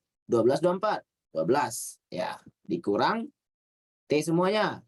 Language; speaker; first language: Indonesian; native; Indonesian